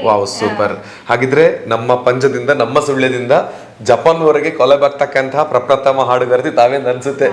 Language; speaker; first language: Kannada; native; Kannada